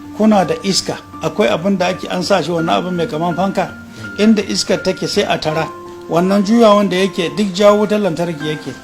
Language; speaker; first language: Hausa; native; Hausa